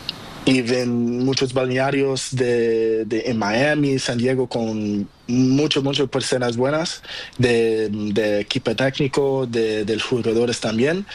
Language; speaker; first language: Spanish; non-native, learner; Portuguese